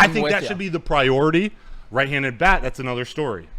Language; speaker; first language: English; native; English